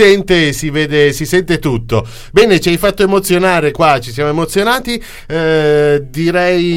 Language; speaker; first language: Italian; native; Italian